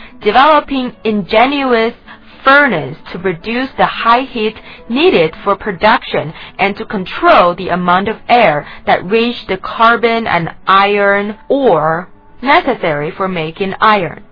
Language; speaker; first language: English; non-native, fluent; Chinese